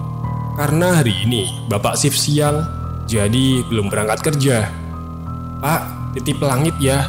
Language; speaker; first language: Indonesian; native; Indonesian